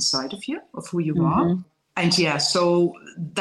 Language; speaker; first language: English; non-native, fluent; Dutch